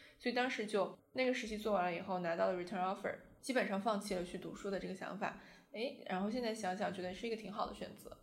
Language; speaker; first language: Chinese; native; Chinese